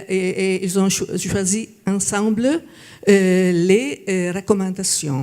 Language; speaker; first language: French; non-native, fluent; Italian